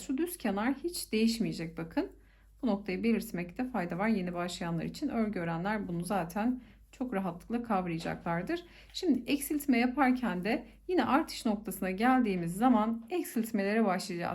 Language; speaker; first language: Turkish; native; Turkish